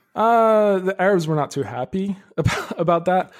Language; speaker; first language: English; early bilingual, other home language; Arabic